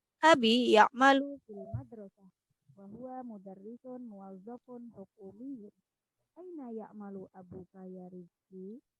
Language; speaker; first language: Arabic; non-native, learner; Indonesian